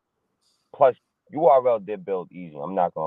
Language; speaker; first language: English; native; English